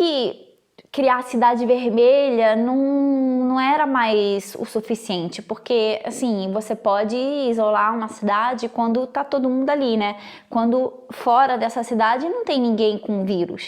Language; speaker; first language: Portuguese; non-native, fluent; Italian